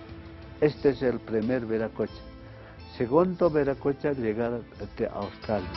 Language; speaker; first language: Spanish; non-native, local second language; Aymara